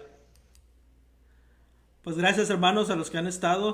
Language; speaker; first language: Spanish; native; Spanish